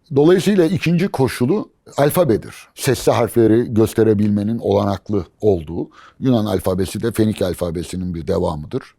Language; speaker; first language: Turkish; native; Turkish